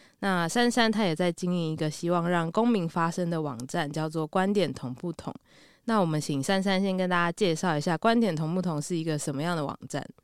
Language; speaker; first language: Chinese; native; Chinese